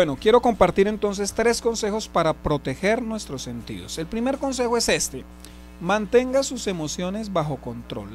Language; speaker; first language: Spanish; native; Spanish